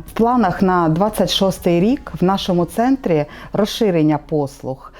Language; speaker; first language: Ukrainian; native; Ukrainian